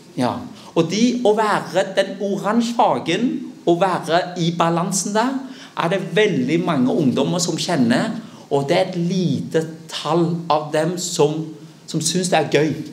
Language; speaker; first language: Norwegian; early bilingual, other home language; Vietnamese